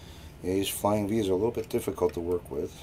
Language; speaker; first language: English; native; English